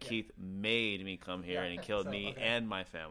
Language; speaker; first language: English; native; English